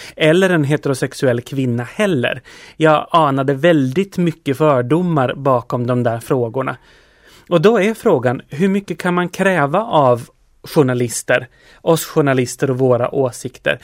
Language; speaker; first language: Swedish; native; Swedish